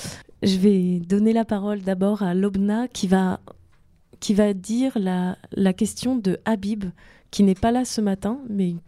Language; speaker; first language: French; native; French